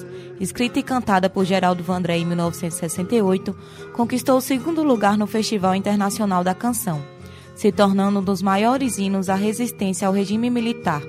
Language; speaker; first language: Portuguese; native; Portuguese